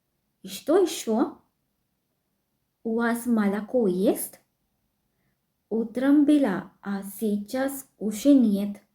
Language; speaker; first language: Russian; non-native, fluent; Sinhala